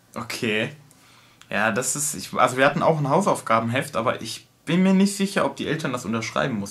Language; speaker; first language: German; native; German